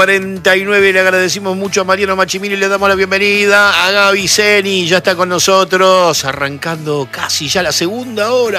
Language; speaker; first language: Spanish; native; Spanish